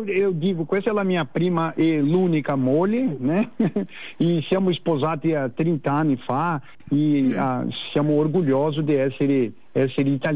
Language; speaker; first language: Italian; non-native, learner; Portuguese